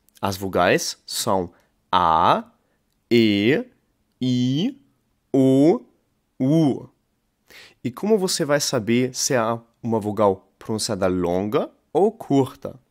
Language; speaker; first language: Portuguese; non-native, fluent; German